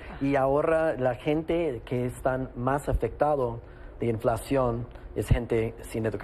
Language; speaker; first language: Spanish; non-native, fluent; English